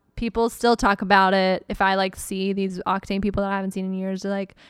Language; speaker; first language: English; native; English